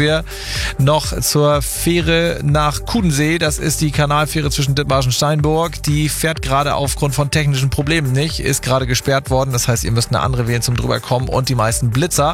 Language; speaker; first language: German; native; German